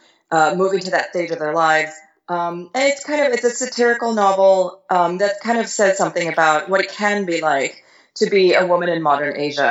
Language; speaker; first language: English; native; English